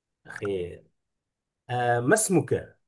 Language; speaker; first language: Arabic; non-native, fluent; Indonesian